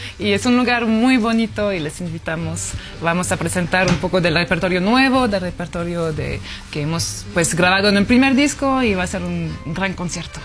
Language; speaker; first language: Spanish; non-native, fluent; French